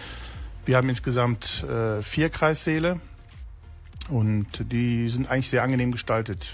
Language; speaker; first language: German; native; German